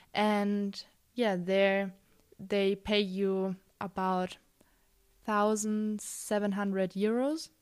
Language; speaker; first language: English; non-native, fluent; German